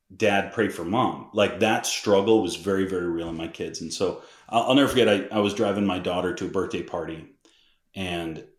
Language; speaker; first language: English; native; English